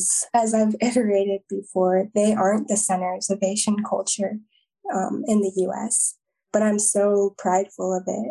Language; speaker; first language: English; native; English